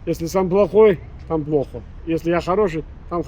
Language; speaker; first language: Russian; non-native, local second language; Chechen